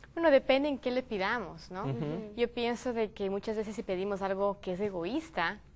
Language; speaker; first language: Spanish; native; Spanish